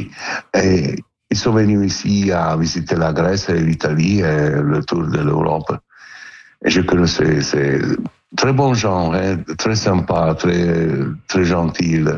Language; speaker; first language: French; non-native, learner; Italian